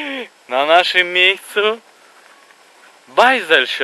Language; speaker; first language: Polish; non-native, fluent; Russian